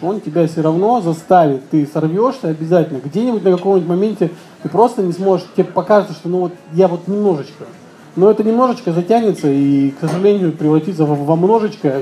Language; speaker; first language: Russian; native; Russian